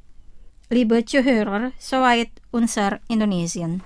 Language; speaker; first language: German; non-native, fluent; Indonesian